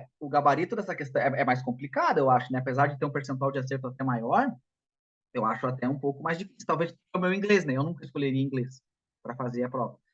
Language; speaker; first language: Portuguese; native; Portuguese